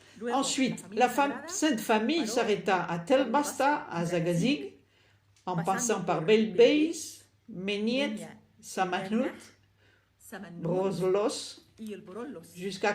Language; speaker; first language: French; non-native, fluent; Arabic